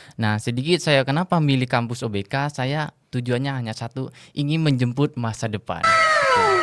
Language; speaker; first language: Indonesian; non-native, local second language; Madurese